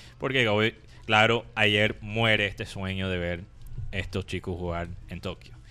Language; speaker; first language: Spanish; non-native, fluent; English